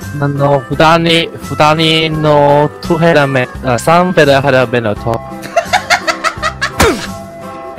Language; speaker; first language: Japanese; non-native, learner; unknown